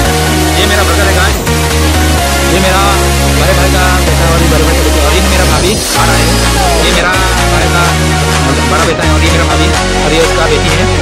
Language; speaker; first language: Hindi; non-native, local second language; Karbi